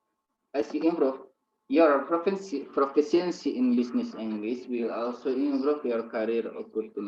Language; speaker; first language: English; non-native, learner; Indonesian